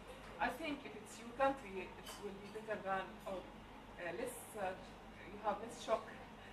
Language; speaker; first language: English; non-native, learner; Arabic